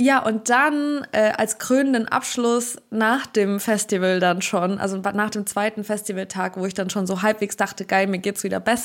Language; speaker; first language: German; early bilingual, other home language; Russian